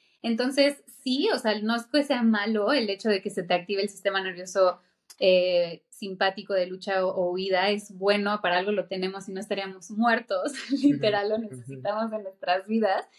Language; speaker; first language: Spanish; native; Spanish